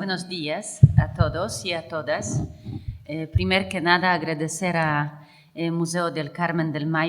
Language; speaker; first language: Spanish; non-native, fluent; Polish